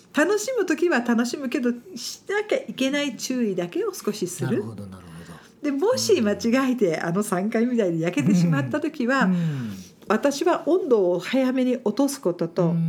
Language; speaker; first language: Japanese; non-native, fluent; English